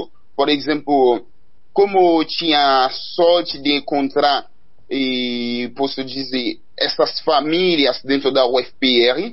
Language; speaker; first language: Portuguese; non-native, learner; Haitian Creole